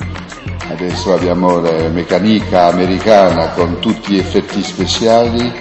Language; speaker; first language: Italian; non-native, learner; French